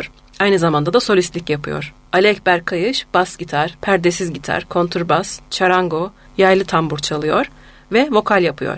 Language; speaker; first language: Turkish; native; Turkish